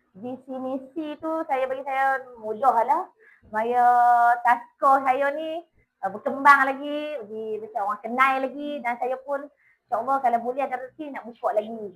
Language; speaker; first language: Malay; native; Malay